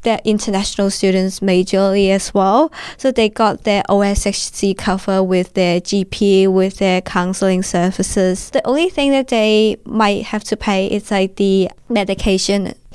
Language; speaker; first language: English; non-native, local second language; Cantonese